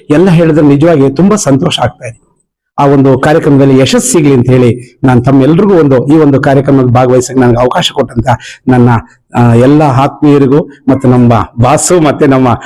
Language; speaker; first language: Kannada; native; Kannada